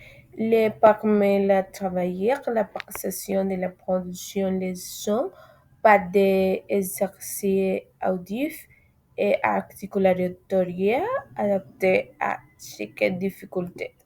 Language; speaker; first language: French; non-native, learner; Spanish